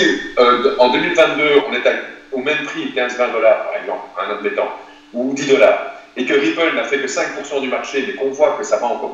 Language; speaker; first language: French; native; French